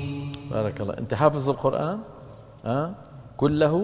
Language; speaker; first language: Arabic; native; Arabic